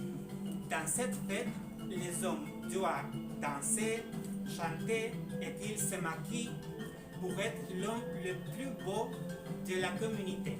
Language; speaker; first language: French; non-native, learner; Spanish